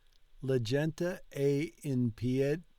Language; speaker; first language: Italian; non-native, learner; English